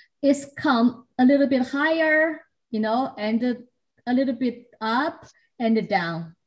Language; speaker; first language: English; non-native, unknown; Chinese